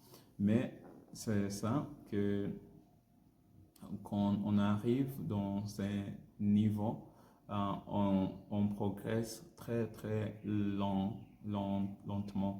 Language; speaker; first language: French; non-native, learner; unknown